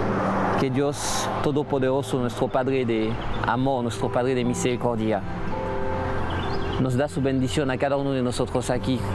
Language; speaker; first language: Spanish; non-native, fluent; French